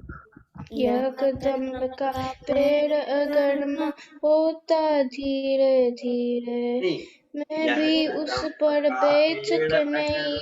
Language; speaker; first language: Hindi; non-native, learner; English